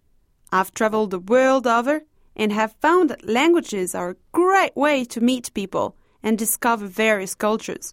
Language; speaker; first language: English; non-native, fluent; French